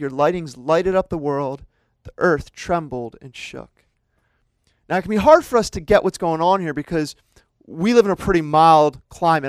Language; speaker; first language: English; native; English